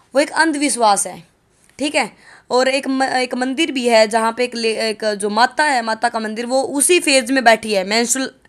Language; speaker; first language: Hindi; native; Hindi